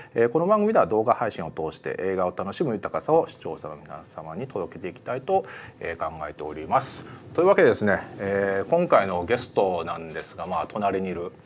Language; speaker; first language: Japanese; native; Japanese